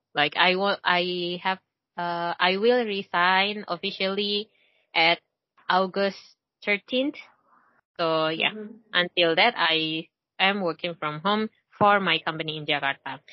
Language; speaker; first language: English; non-native, learner; Indonesian